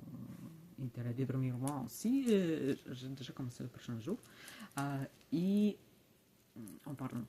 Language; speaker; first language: French; non-native, learner; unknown